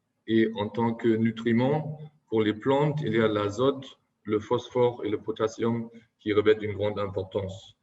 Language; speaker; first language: French; non-native, fluent; German